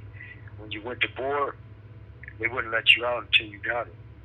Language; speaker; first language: English; native; English